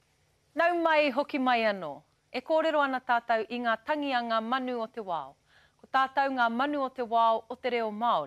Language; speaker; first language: Māori; non-native, learner; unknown